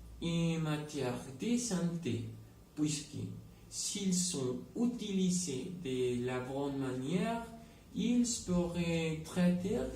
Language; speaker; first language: French; non-native, learner; Spanish